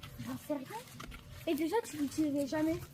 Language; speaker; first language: French; native; French